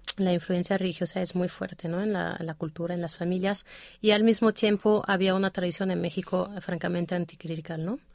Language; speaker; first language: Spanish; non-native, fluent; French